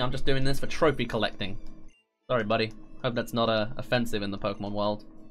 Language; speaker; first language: English; native; English